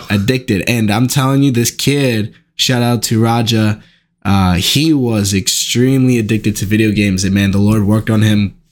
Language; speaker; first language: English; native; English